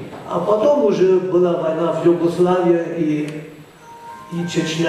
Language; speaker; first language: Russian; non-native, fluent; German